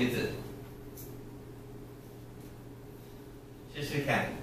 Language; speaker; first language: Chinese; non-native, fluent; English